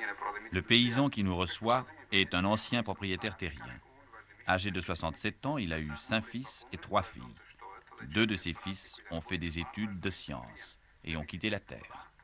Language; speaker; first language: French; native; French